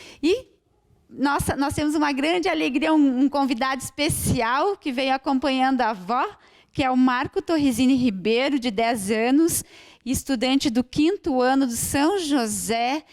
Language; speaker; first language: Portuguese; native; Portuguese